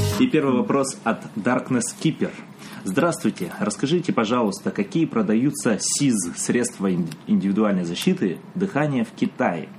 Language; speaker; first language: Russian; native; Russian